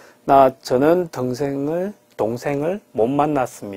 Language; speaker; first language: Korean; non-native, fluent; Chinese